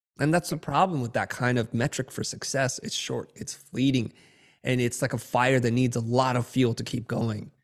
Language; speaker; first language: English; early bilingual, other home language; Vietnamese